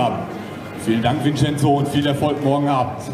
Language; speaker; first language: German; native; German